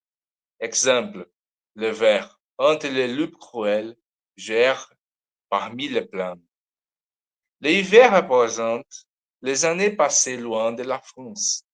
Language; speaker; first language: French; non-native, learner; Portuguese